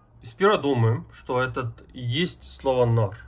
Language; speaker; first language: Russian; non-native, learner; Mongolian